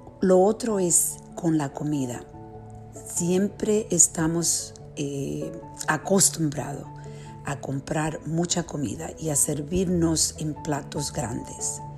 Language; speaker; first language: Spanish; early bilingual, heritage; Spanish